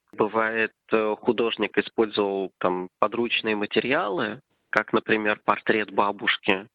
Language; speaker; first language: Russian; native; Russian